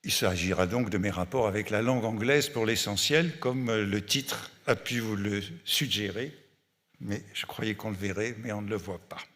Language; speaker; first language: French; native; French